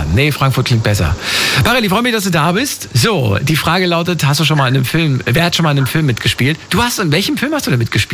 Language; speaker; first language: German; native; German